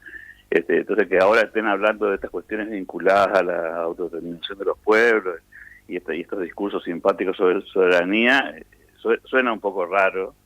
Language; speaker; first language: Spanish; native; Spanish